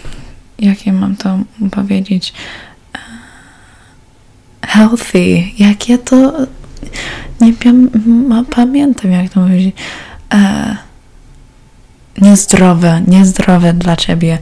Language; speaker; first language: Polish; early bilingual, heritage; Polish